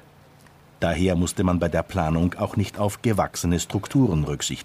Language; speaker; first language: German; native; German